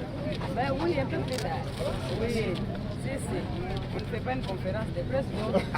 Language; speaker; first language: French; non-native, local second language; Lingala